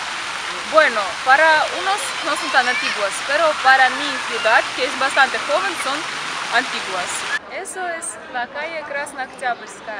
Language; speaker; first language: Spanish; non-native, fluent; Russian